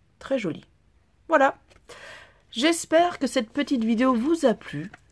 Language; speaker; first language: French; native; French